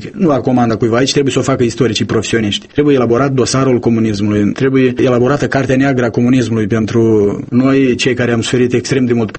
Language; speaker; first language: Romanian; native; Romanian